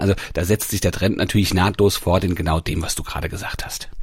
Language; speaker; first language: German; native; German